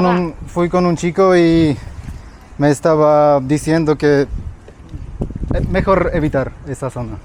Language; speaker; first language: Spanish; non-native, learner; Slovak